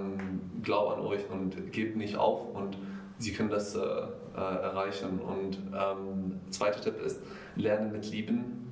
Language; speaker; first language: German; non-native, fluent; Arabic